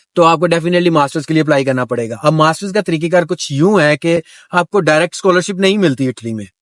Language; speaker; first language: Urdu; non-native, local second language; Punjabi